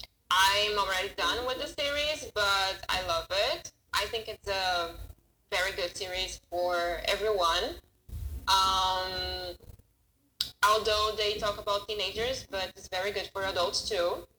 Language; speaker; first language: English; non-native, fluent; Portuguese